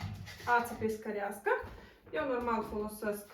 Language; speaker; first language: Romanian; non-native, local second language; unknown